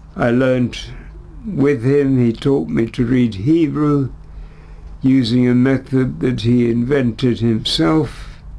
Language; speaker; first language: English; early bilingual, other home language; German